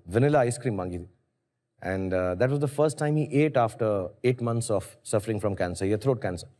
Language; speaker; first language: Hindi; native; Hindi